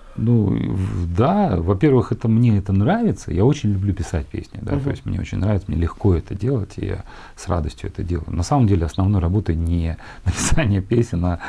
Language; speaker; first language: Russian; native; Russian